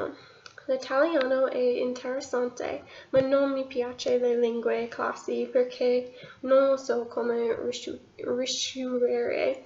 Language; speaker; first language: Italian; non-native, learner; English